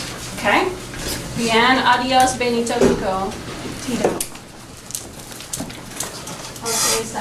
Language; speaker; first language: Spanish; non-native, fluent; English